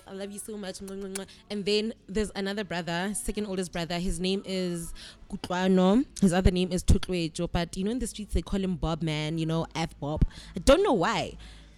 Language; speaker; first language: English; non-native, local second language; Tswana